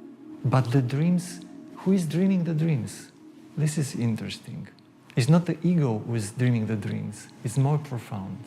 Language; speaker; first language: English; non-native, fluent; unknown